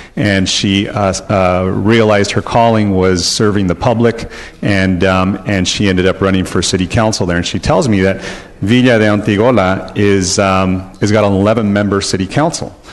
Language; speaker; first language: English; early bilingual, other home language; Spanish